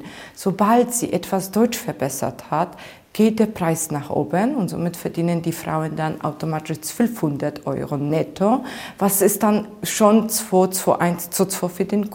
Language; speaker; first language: German; non-native, fluent; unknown